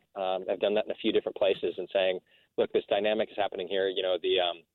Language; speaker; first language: English; native; English